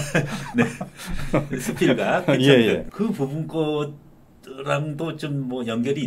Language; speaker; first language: Korean; native; Korean